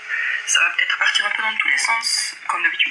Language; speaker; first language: French; native; French